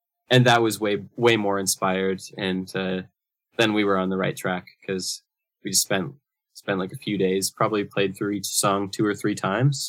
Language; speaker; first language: English; native; English